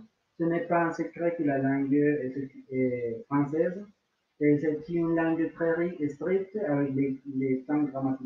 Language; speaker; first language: French; non-native, learner; Spanish